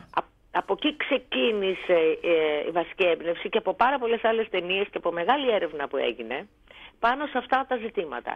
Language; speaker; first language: Greek; native; Greek